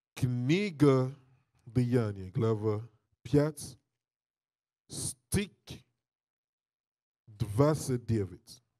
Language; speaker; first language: Russian; non-native, learner; English